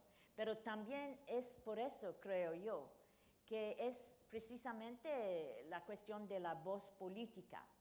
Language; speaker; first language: Spanish; non-native, fluent; English